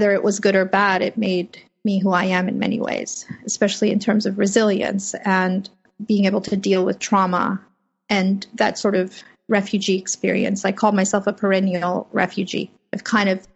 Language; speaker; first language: English; early bilingual, other home language; Persian